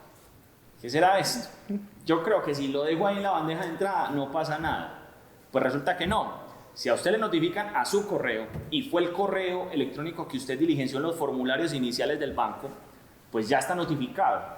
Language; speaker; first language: Spanish; native; Spanish